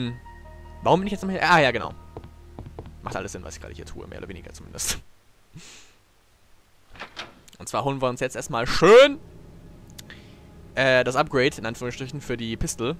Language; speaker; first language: German; native; German